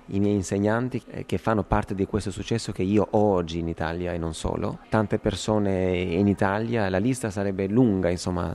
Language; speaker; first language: Italian; non-native, fluent; Albanian